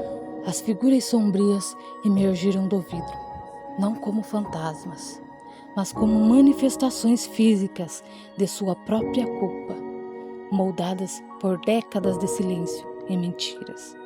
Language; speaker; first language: Portuguese; native; Portuguese